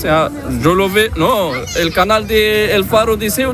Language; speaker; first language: Spanish; non-native, learner; Arabic